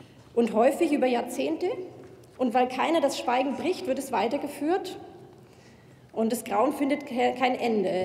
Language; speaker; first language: German; native; German